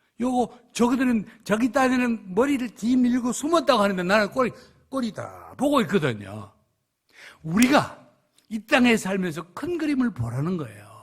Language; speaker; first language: Korean; native; Korean